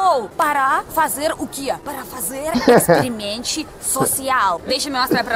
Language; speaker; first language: Portuguese; non-native, learner; Russian